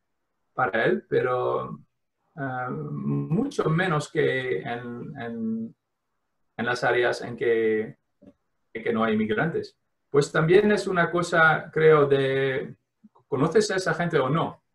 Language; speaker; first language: Spanish; non-native, fluent; Dutch